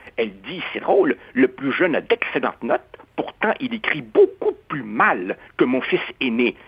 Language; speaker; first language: French; non-native, fluent; Spanish